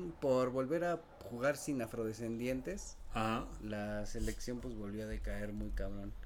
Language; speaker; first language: Spanish; native; Spanish